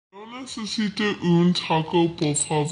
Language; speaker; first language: Spanish; non-native, learner; English